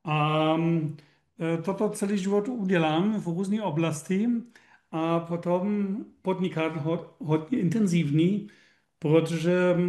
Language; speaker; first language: Czech; non-native, learner; German